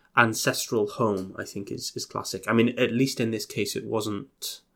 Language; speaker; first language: English; native; English